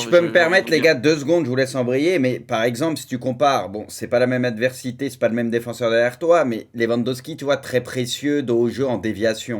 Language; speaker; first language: French; native; French